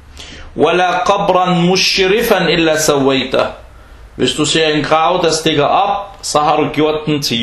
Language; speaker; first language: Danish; non-native, fluent; Arabic